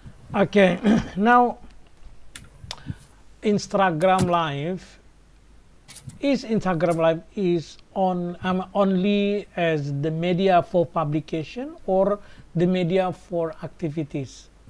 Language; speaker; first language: English; non-native, fluent; Indonesian